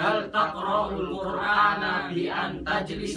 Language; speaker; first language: Arabic; non-native, learner; Indonesian